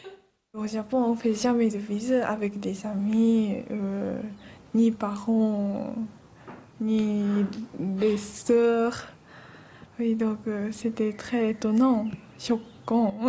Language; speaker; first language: French; non-native, learner; Japanese